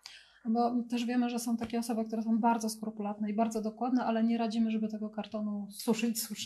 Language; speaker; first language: Polish; native; Polish